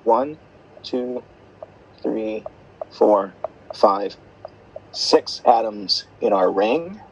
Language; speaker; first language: English; native; English